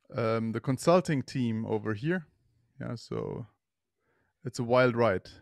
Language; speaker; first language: English; non-native, fluent; German